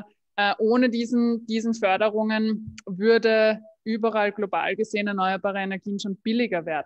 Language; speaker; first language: German; native; German